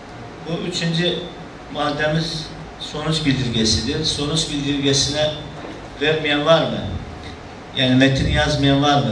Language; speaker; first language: Turkish; native; Turkish